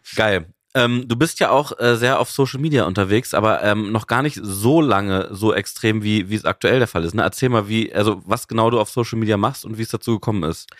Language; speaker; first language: German; native; German